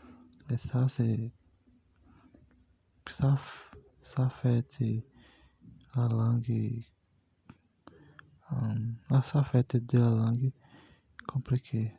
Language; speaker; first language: French; non-native, learner; Portuguese